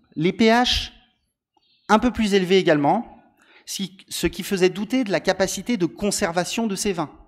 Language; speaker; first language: Italian; non-native, learner; French